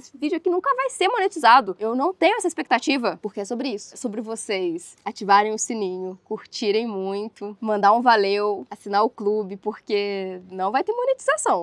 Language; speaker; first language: Portuguese; native; Portuguese